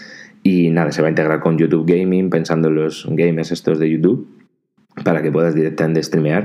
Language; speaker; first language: Spanish; native; Spanish